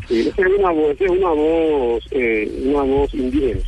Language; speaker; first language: Spanish; native; Spanish